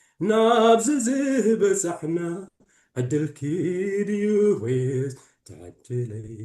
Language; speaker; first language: Tigrinya; early bilingual, heritage; Tigrinya